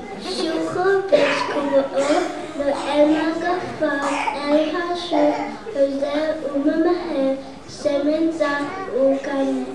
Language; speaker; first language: Hebrew; non-native, learner; English